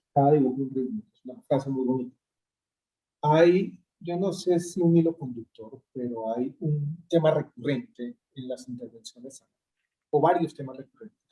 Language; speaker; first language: Spanish; native; Spanish